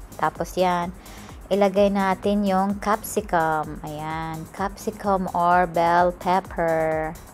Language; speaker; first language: Filipino; non-native, local second language; Bikol